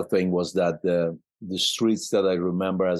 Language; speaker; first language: English; non-native, fluent; Persian